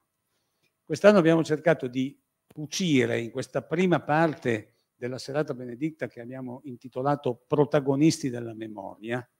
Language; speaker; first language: Italian; native; Italian